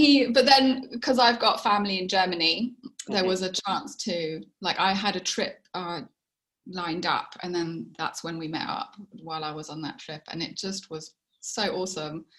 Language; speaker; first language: English; native; English